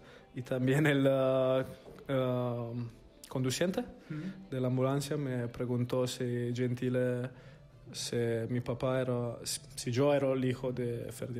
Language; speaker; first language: Spanish; non-native, fluent; Italian